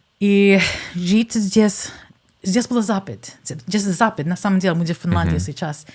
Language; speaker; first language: Russian; non-native, fluent; English